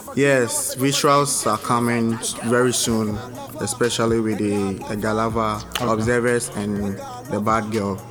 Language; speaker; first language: English; non-native, local second language; Ewe